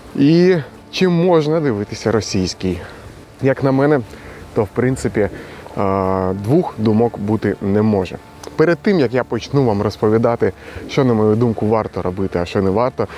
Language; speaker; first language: Ukrainian; non-native, local second language; Russian